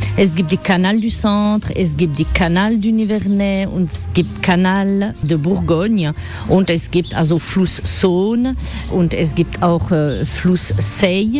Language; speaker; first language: German; non-native, fluent; French